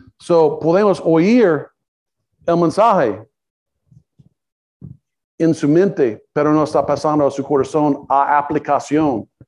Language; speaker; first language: Spanish; non-native, learner; English